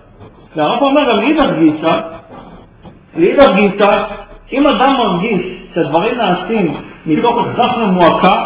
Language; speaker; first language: Hebrew; native; Hebrew